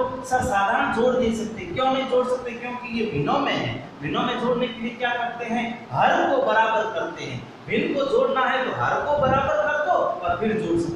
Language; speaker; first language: Hindi; native; Hindi